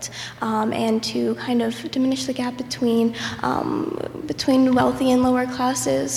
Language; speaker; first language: English; native; English